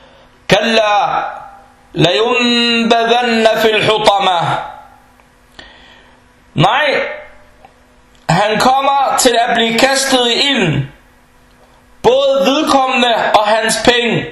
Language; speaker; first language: Danish; early bilingual, other home language; Arabic